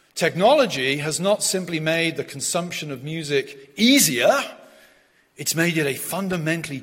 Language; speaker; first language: English; native; English